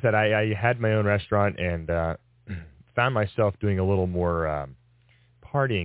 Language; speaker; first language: English; native; English